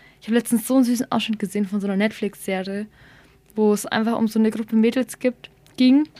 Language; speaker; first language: German; early bilingual, other home language; Somali